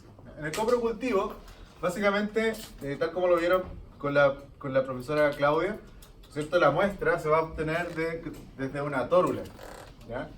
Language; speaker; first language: Spanish; native; Spanish